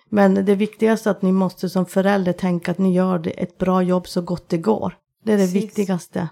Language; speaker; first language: Swedish; early bilingual, other home language; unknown